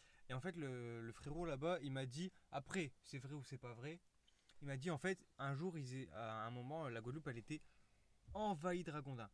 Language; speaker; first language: French; native; French